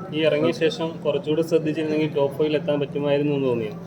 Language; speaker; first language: Malayalam; native; Malayalam